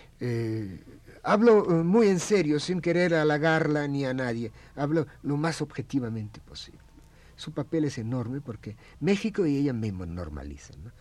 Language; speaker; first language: Spanish; non-native, fluent; Russian